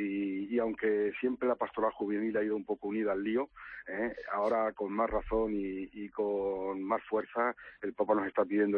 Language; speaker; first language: Spanish; native; Spanish